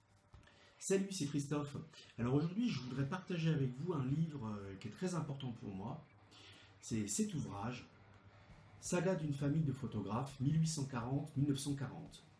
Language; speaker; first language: French; native; French